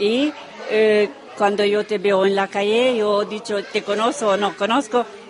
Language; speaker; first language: Spanish; non-native, learner; Romanian